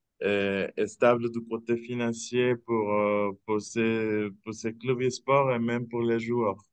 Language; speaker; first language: French; non-native, fluent; Spanish